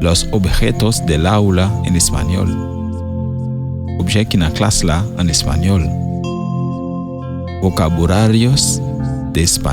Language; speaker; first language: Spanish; non-native, fluent; Haitian Creole